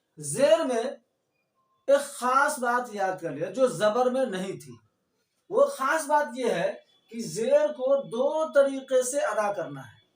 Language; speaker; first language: Urdu; native; Urdu